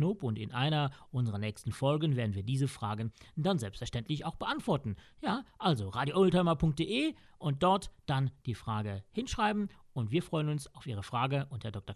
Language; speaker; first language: German; native; German